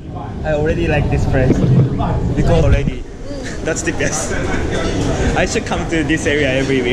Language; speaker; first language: English; non-native, learner; Japanese